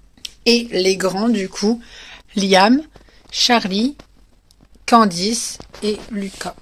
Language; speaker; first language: French; native; French